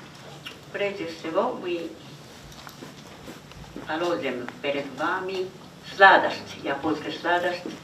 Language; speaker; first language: Russian; non-native, fluent; Japanese